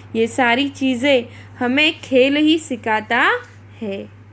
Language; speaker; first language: Hindi; non-native, local second language; Marathi